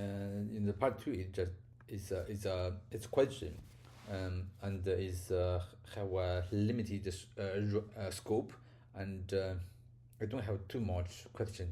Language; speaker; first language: English; non-native, learner; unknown